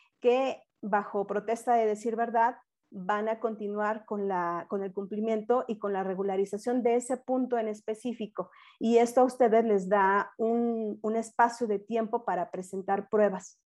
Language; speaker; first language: Spanish; native; Spanish